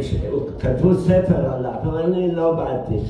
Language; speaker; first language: Hebrew; non-native, fluent; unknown